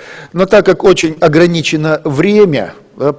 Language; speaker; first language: Russian; native; Russian